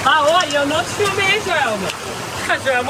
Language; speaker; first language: Portuguese; native; Portuguese